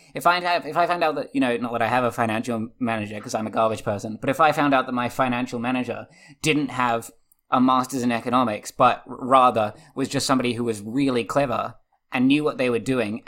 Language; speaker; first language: English; native; English